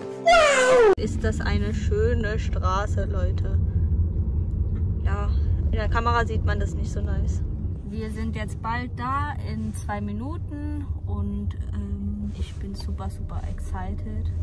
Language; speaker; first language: German; early bilingual, other home language; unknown